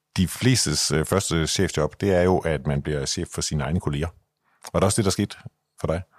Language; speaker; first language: Danish; native; Danish